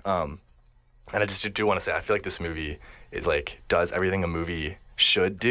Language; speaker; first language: English; native; English